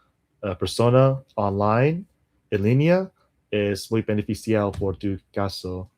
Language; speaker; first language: Spanish; non-native, learner; English